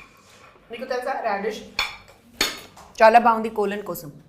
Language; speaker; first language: Telugu; non-native, learner; Hindi